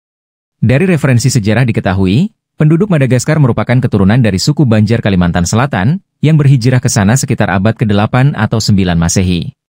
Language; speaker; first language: Indonesian; native; Indonesian